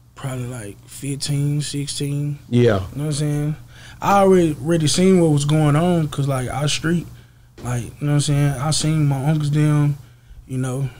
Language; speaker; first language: English; native; English